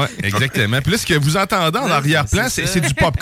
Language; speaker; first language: French; native; French